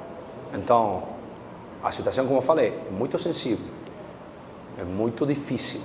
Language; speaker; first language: Portuguese; non-native, fluent; Spanish